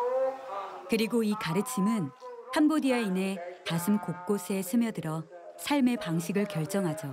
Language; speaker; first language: Korean; native; Korean